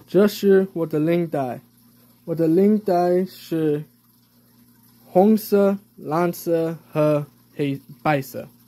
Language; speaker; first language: Chinese; non-native, learner; English